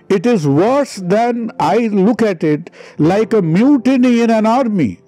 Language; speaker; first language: English; non-native, local second language; Bangla